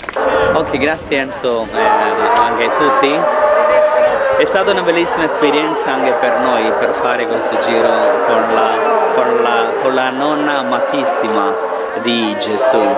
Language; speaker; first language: Italian; non-native, fluent; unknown